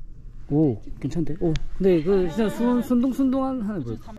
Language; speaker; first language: Korean; native; Korean